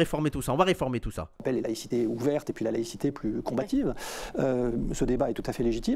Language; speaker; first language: French; native; French